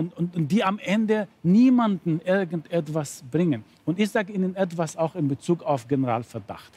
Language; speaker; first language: German; non-native, fluent; Arabic